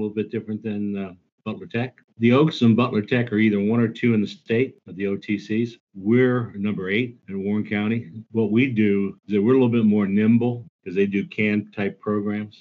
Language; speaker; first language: English; native; English